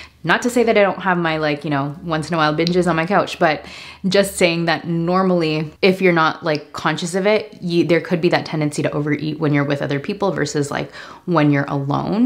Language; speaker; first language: English; native; English